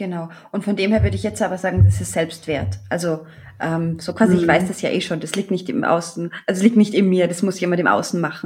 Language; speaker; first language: German; native; German